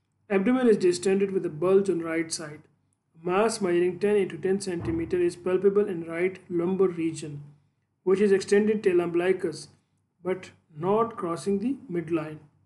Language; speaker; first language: English; non-native, local second language; Urdu